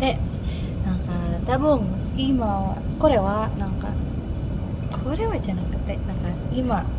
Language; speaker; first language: Japanese; non-native, learner; Indonesian